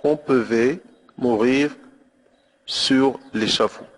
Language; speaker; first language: French; non-native, local second language; Arabic